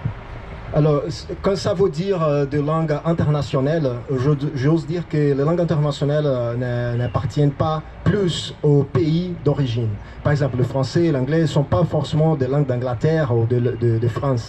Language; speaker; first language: French; non-native, fluent; Portuguese